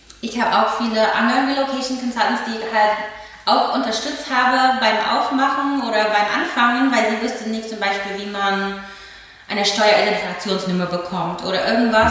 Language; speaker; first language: German; non-native, fluent; English